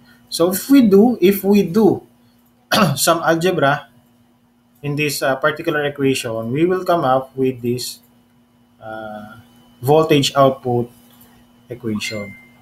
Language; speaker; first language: English; non-native, local second language; Filipino